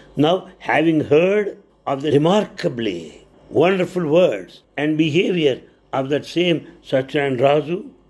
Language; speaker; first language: English; non-native, local second language; Telugu